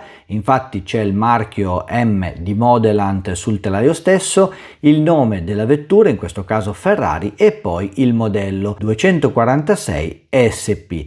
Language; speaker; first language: Italian; native; Italian